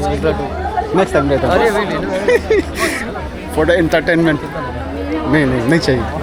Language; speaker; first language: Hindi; non-native, local second language; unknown